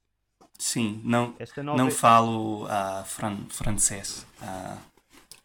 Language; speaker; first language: Portuguese; non-native, learner; English